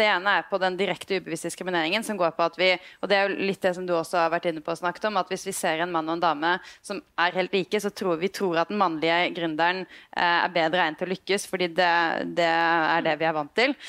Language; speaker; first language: Norwegian; native; Norwegian